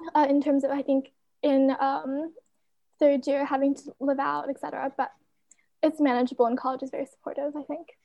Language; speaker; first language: English; non-native, fluent; Chinese